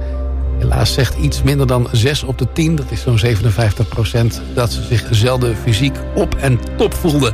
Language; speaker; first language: Dutch; native; Dutch